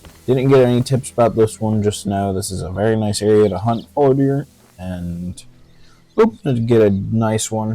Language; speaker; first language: English; native; English